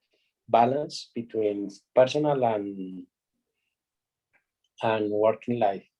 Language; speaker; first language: English; non-native, learner; Spanish